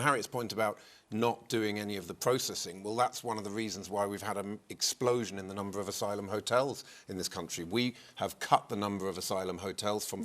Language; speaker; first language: English; native; English